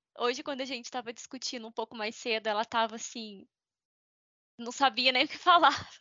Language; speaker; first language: Portuguese; native; Portuguese